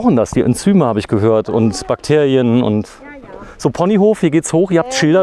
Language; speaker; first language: German; native; German